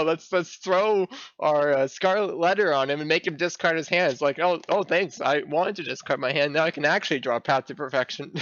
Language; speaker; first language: English; native; English